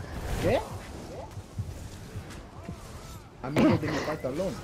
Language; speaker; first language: Spanish; early bilingual, heritage; Spanish